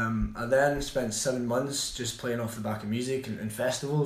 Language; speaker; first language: English; native; English